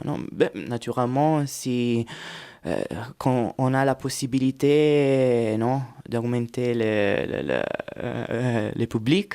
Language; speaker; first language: French; non-native, fluent; Italian